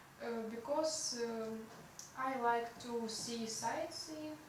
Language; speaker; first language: English; non-native, learner; Russian